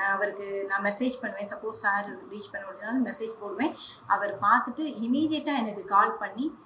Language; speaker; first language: Tamil; non-native, local second language; Hindi